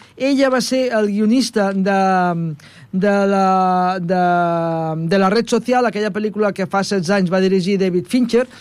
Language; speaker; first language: Catalan; non-native, local second language; Spanish